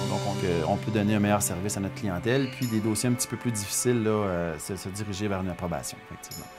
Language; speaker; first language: French; native; French